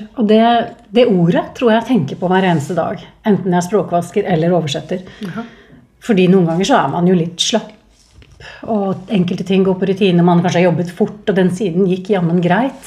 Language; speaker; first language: Norwegian; native; Norwegian